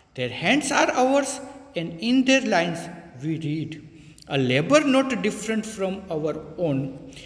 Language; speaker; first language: English; non-native, local second language; Gujarati